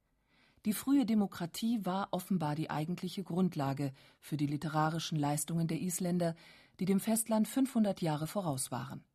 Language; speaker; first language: German; native; German